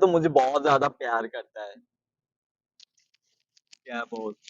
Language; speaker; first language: Hindi; non-native, learner; Bangla